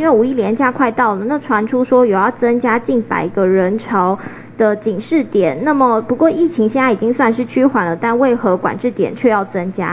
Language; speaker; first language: Chinese; native; Chinese